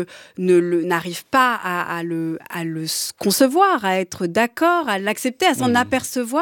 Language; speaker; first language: French; native; French